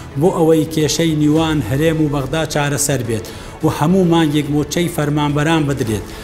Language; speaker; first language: Central Kurdish; non-native, local second language; Kurdish